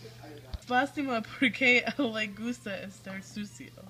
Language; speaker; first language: Spanish; non-native, learner; English